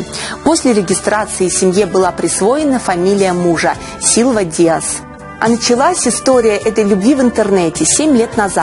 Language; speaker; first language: Russian; native; Russian